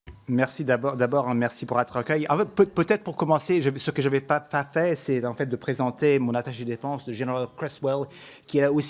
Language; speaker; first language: French; non-native, fluent; English